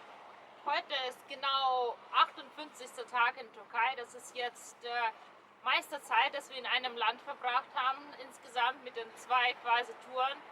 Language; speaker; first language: German; non-native, fluent; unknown